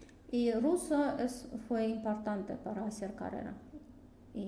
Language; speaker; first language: Spanish; non-native, learner; Russian